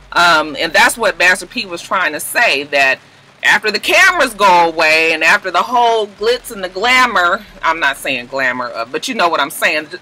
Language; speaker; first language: English; native; English